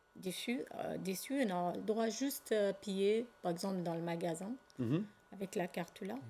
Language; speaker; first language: French; non-native, learner; Arabic